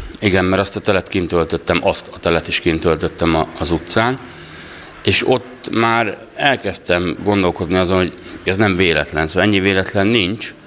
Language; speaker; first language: Hungarian; native; Hungarian